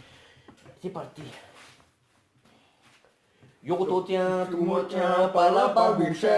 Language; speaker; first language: French; native; French